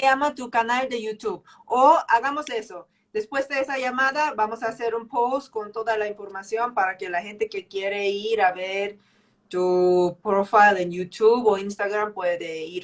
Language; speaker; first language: Spanish; early bilingual, heritage; English